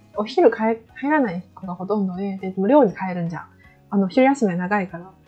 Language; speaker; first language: Japanese; non-native, fluent; Chinese